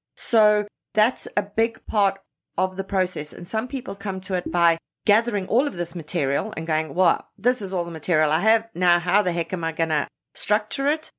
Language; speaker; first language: English; native; English